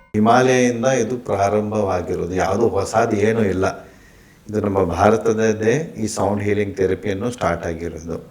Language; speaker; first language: Kannada; non-native, local second language; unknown